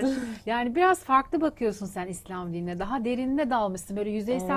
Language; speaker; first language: Turkish; native; Turkish